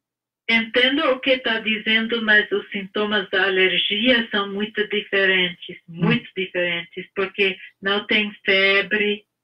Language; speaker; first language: Portuguese; non-native, fluent; English